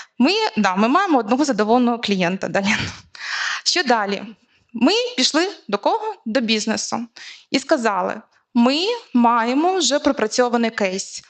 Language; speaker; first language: Ukrainian; native; Ukrainian